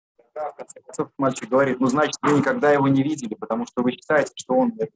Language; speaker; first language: Russian; native; Russian